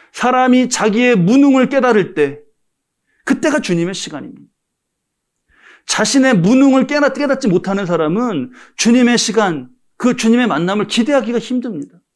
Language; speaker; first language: Korean; native; Korean